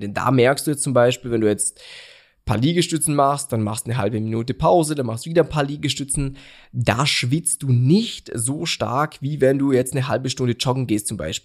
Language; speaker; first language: German; native; German